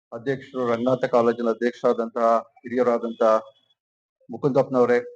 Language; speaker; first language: Kannada; native; Kannada